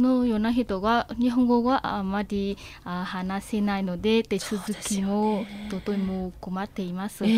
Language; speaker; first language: Japanese; non-native, fluent; Vietnamese